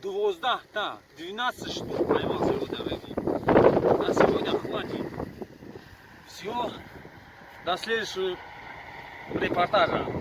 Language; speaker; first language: Russian; non-native, learner; Tajik